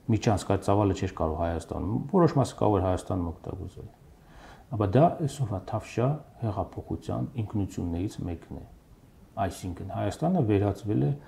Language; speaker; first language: Armenian; native; Armenian